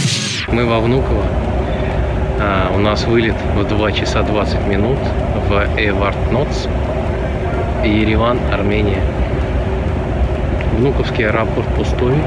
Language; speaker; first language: Russian; native; Russian